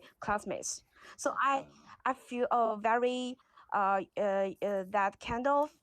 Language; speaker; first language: English; non-native, learner; Chinese